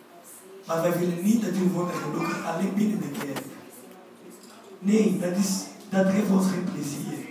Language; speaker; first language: Dutch; non-native, learner; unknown